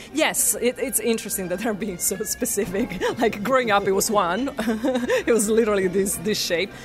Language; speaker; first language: English; non-native, fluent; Italian